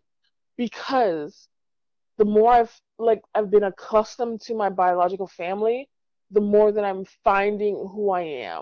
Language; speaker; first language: English; native; English